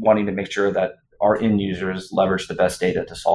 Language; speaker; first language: English; native; English